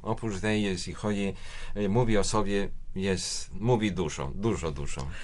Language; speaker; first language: Polish; non-native, fluent; Spanish